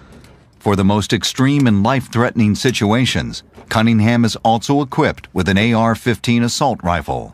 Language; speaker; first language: English; native; English